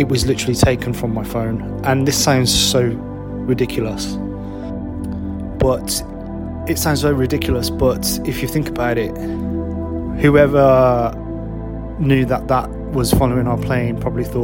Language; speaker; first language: English; native; English